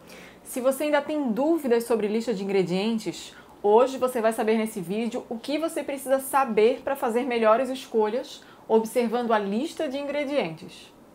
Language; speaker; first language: Portuguese; native; Portuguese